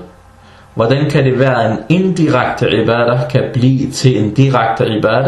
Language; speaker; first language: Danish; non-native, fluent; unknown